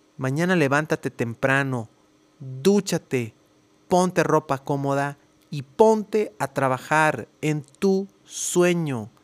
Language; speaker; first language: Spanish; native; Spanish